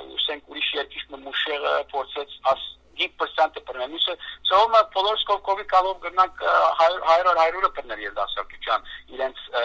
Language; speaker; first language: Armenian; native; Armenian